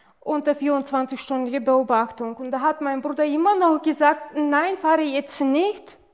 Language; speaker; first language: German; non-native, fluent; Bulgarian